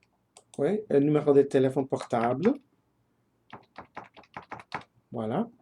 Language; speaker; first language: French; non-native, learner; English